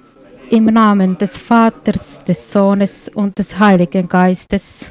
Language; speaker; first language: German; non-native, fluent; Swedish